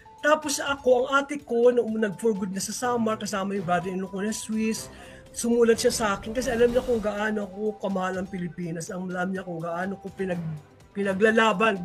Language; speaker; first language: Filipino; non-native, local second language; Waray